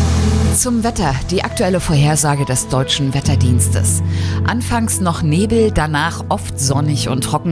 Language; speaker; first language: German; native; German